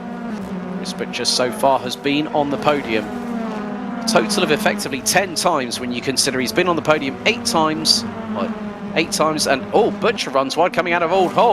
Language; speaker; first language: English; native; English